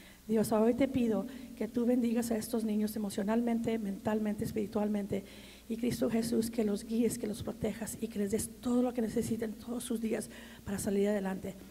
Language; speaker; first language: Spanish; early bilingual, heritage; Spanish